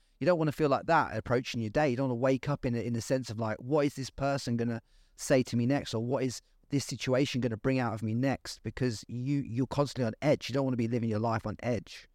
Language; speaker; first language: English; native; English